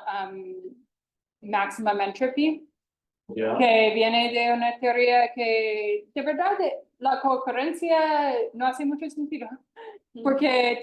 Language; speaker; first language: Spanish; non-native, fluent; English